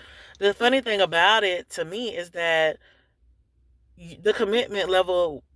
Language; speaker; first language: English; native; English